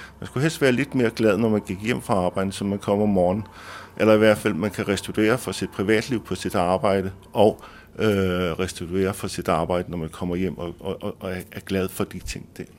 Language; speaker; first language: Danish; native; Danish